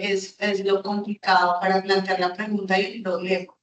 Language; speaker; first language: Spanish; native; Spanish